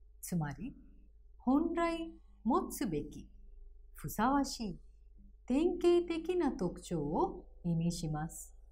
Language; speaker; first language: Japanese; non-native, fluent; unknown